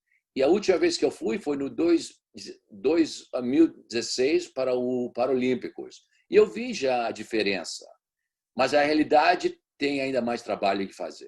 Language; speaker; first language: Portuguese; early bilingual, heritage; Portuguese